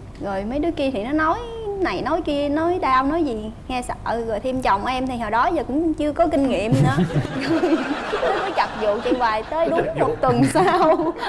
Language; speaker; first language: Vietnamese; native; Vietnamese